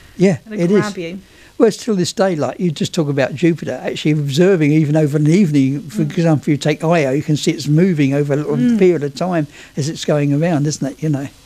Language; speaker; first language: English; native; English